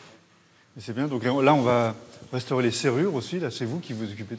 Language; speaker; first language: French; native; French